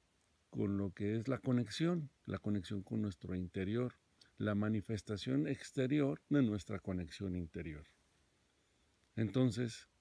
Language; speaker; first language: Spanish; native; Spanish